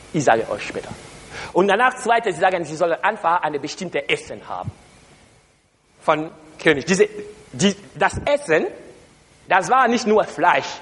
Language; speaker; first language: German; non-native, learner; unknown